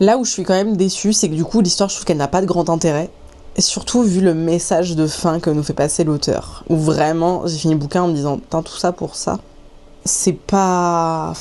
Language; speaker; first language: French; native; French